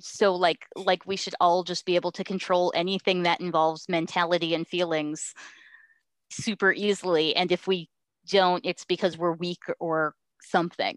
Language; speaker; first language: English; native; English